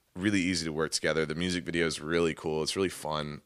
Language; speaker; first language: English; native; English